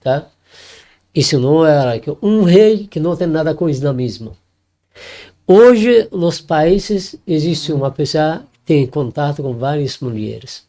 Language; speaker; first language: Portuguese; non-native, learner; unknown